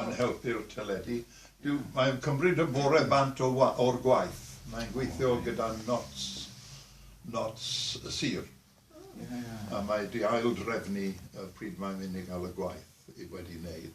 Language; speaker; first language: Welsh; native; Welsh